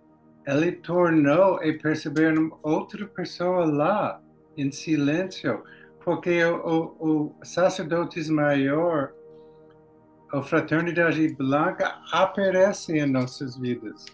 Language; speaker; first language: Portuguese; non-native, learner; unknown